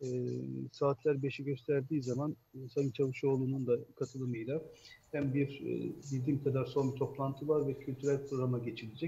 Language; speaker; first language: Turkish; native; Turkish